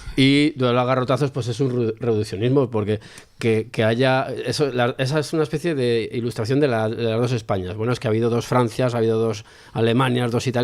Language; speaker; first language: Spanish; native; Spanish